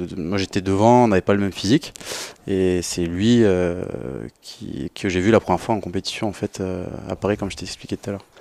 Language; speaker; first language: French; native; French